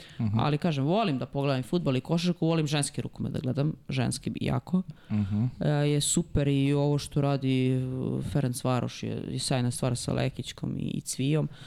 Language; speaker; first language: Serbian; native; Serbian